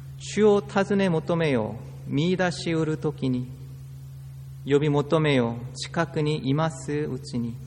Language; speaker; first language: Japanese; non-native, fluent; Korean